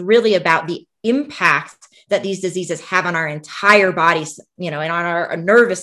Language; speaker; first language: English; native; English